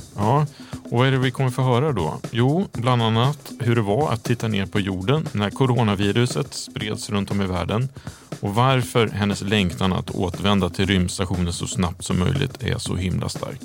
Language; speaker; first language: Swedish; native; Swedish